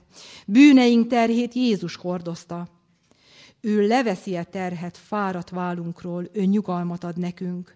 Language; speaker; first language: Hungarian; native; Hungarian